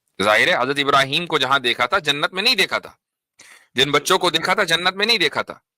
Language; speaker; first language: Urdu; native; Urdu